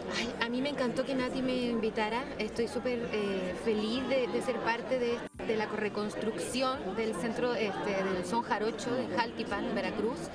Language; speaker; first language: Spanish; native; Spanish